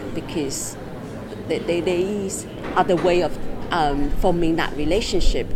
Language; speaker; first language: English; non-native, fluent; Chinese